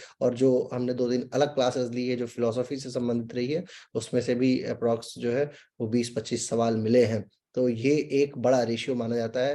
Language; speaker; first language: Hindi; native; Hindi